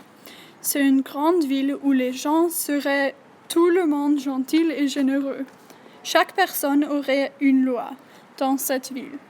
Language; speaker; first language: French; non-native, learner; English